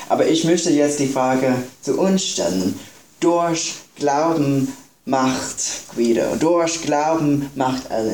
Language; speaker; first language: German; non-native, fluent; English